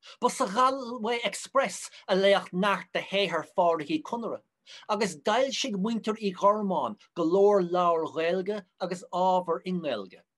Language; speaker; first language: Irish; native; Irish